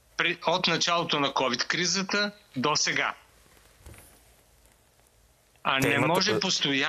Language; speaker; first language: Bulgarian; native; Bulgarian